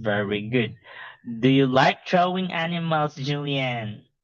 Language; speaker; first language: English; non-native, fluent; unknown